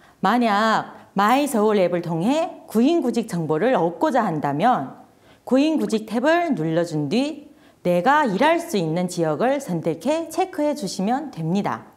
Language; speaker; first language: Korean; non-native, fluent; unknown